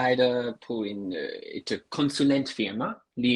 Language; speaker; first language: Danish; non-native, fluent; English